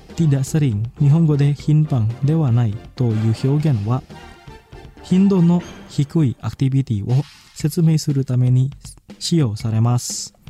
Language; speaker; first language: Japanese; non-native, fluent; Indonesian